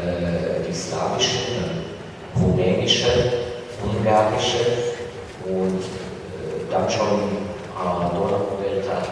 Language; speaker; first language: German; non-native, fluent; Ukrainian